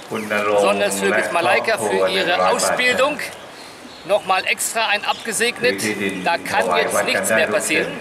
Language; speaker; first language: German; native; German